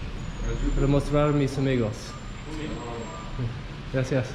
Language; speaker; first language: Spanish; non-native, learner; English